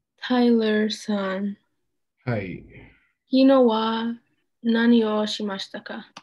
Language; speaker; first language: Japanese; non-native, learner; English